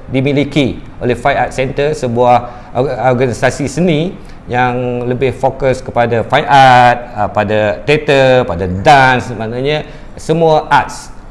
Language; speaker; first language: Malay; native; Malay